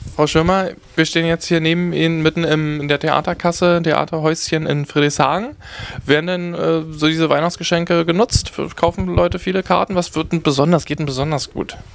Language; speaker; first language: German; native; German